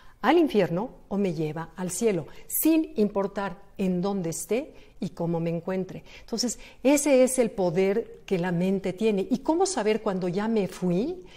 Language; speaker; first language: Spanish; native; Spanish